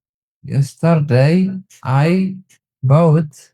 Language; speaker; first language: English; non-native, learner; Tigrinya